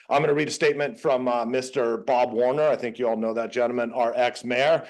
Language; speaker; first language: English; native; English